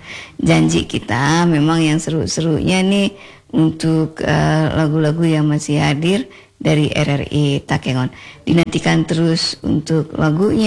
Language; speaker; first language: Indonesian; native; Indonesian